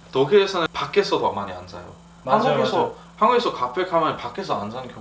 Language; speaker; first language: Korean; non-native, fluent; German